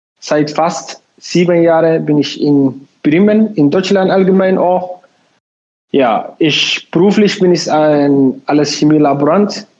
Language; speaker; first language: German; non-native, learner; Somali